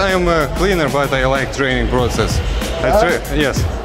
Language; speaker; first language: English; non-native, learner; Russian